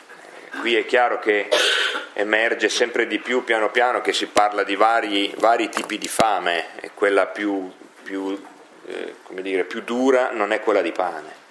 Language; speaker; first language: Italian; native; Italian